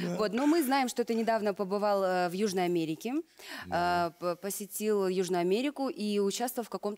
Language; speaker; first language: Russian; native; Russian